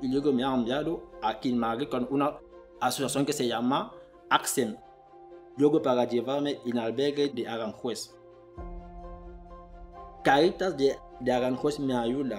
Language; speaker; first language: Spanish; non-native, learner; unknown